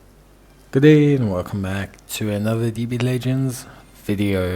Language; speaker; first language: English; native; English